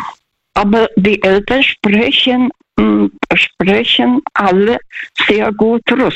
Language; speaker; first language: German; early bilingual, heritage; Russian